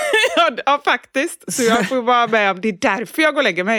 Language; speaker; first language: Swedish; native; Swedish